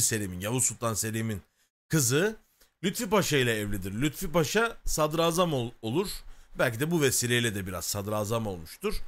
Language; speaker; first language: Turkish; native; Turkish